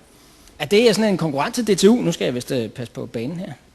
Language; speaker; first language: Danish; native; Danish